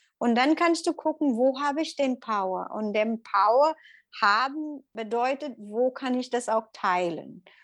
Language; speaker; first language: German; non-native, learner; Tamil